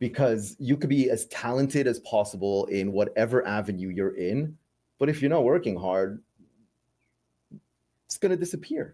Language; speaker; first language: English; native; English